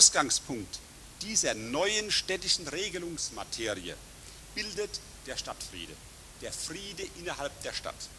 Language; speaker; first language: German; native; German